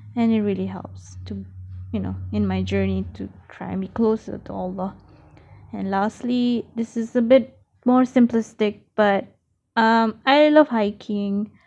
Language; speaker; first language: English; non-native, local second language; Malay